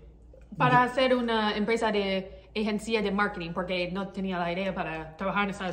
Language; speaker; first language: Spanish; non-native, learner; English